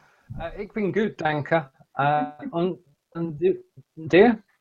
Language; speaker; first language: German; non-native, learner; English